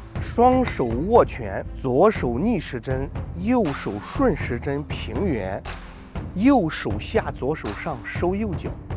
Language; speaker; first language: Chinese; native; Chinese